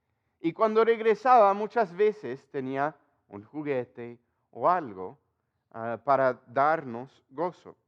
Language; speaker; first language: Spanish; non-native, fluent; English